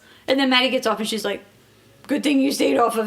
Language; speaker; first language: English; native; English